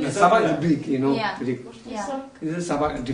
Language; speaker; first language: English; non-native, learner; Tibetan